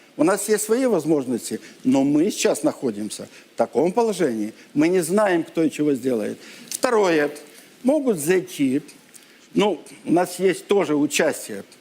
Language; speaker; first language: Russian; non-native, local second language; Ukrainian